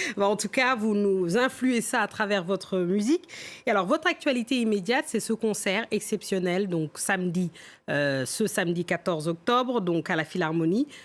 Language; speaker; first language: French; native; French